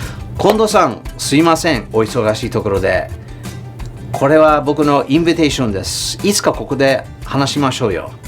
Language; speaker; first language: Japanese; non-native, learner; English